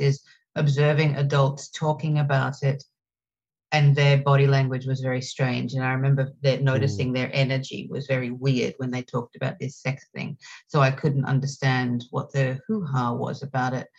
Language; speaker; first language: English; native; English